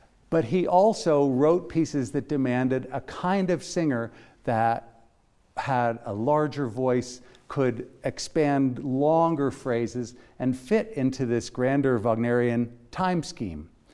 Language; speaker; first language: English; native; English